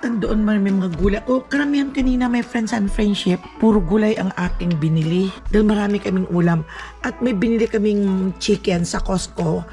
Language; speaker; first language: Filipino; non-native, local second language; Cebuano